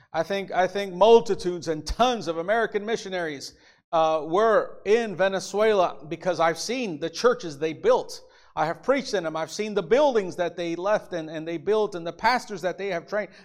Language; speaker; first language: English; native; English